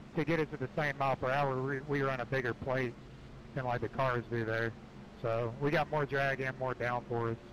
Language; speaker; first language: English; native; English